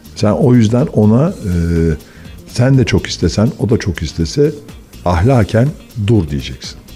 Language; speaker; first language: Turkish; native; Turkish